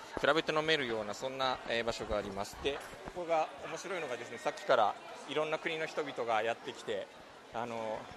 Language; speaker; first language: Japanese; native; Japanese